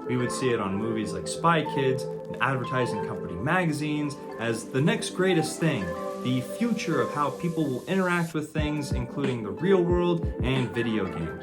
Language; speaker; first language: English; native; English